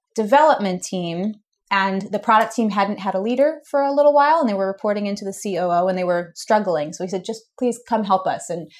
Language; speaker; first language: English; native; English